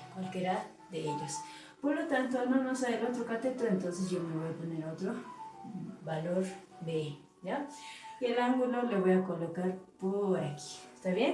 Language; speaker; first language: Spanish; native; Spanish